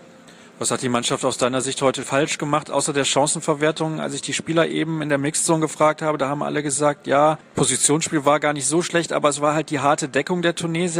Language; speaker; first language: German; native; German